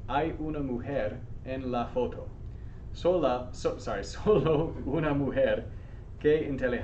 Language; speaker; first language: Spanish; non-native, fluent; English